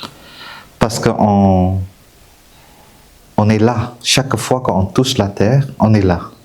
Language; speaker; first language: French; non-native, fluent; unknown